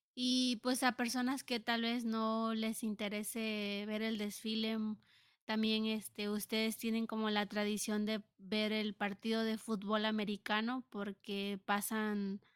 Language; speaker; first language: Spanish; native; Spanish